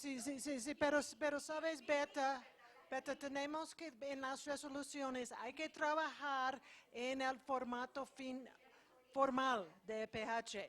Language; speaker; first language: Spanish; non-native, fluent; English